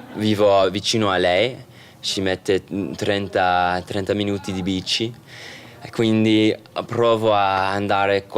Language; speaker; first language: Italian; early bilingual, other home language; English